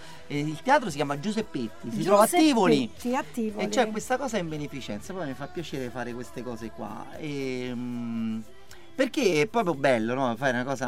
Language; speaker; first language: Italian; native; Italian